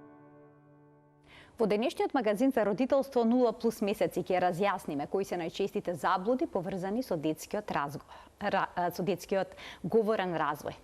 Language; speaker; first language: Macedonian; native; Macedonian